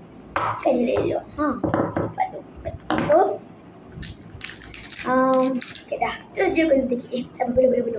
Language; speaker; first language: Malay; native; Malay